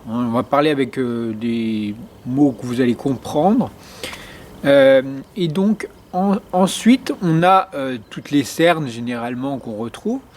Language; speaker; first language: French; native; French